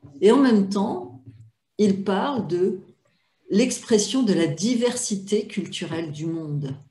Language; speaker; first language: French; native; French